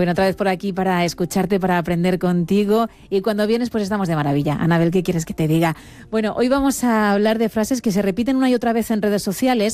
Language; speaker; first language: Spanish; native; Spanish